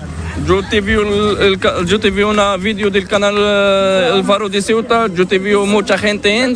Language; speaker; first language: Spanish; non-native, learner; Arabic